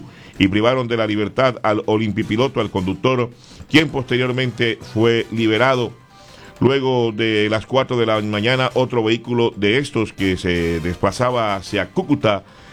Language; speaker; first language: Spanish; native; Spanish